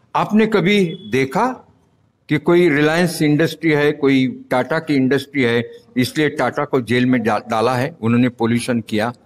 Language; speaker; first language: Hindi; non-native, local second language; Marathi